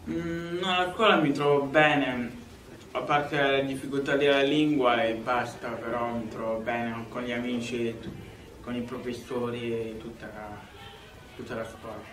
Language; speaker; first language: Italian; early bilingual, other home language; Lingala